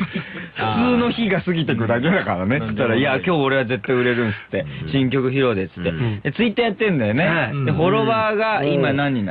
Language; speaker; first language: Japanese; native; Japanese